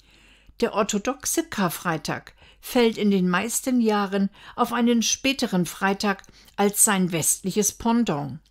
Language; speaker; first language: German; native; German